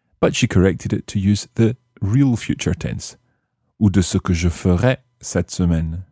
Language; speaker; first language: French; non-native, fluent; English